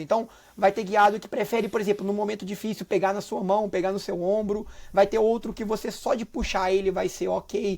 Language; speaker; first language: Portuguese; native; Portuguese